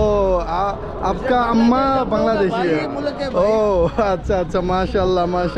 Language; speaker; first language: Hindi; non-native, learner; Bangla